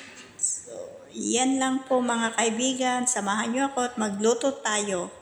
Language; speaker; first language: Filipino; non-native, local second language; Cebuano